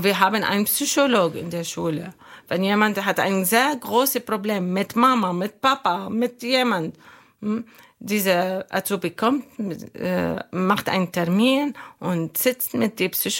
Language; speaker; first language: German; non-native, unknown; Arabic